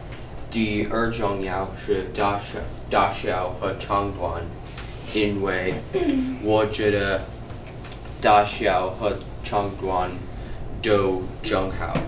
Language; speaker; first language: Chinese; non-native, learner; English